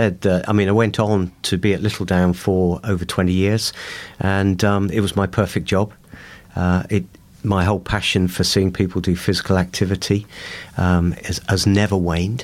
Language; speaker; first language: English; native; English